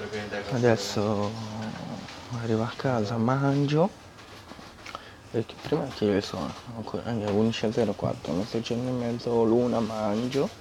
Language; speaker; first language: Italian; non-native, fluent; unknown